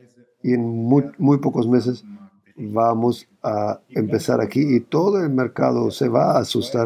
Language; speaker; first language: Spanish; non-native, fluent; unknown